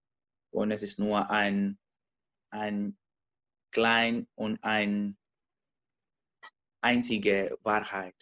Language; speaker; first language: German; non-native, learner; Spanish